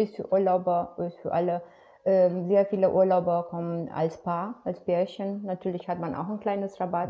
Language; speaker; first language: German; non-native, fluent; Romanian